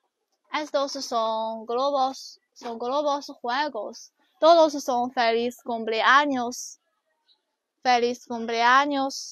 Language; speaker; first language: Spanish; non-native, learner; Chinese